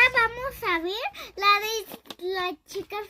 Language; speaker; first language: Spanish; native; Spanish